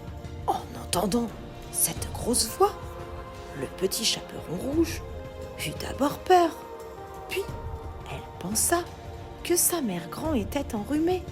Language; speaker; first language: French; native; French